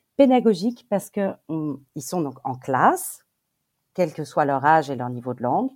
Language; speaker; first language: French; native; French